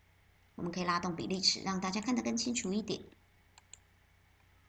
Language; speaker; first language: Chinese; native; Chinese